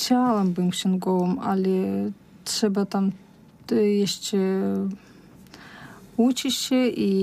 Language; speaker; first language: Polish; non-native, learner; Russian